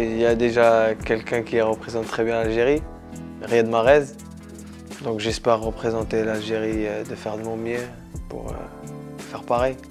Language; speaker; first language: French; non-native, local second language; Arabic